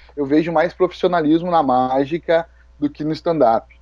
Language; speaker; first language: Portuguese; native; Portuguese